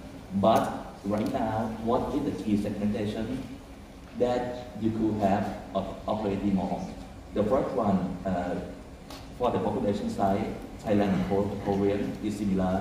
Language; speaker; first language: English; non-native, fluent; Thai